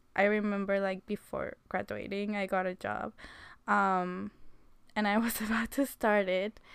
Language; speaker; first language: English; non-native, fluent; Spanish